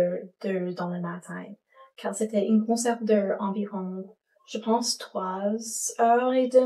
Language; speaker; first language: French; non-native, learner; English